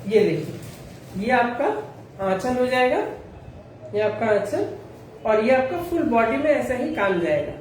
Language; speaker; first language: Hindi; non-native, local second language; Bangla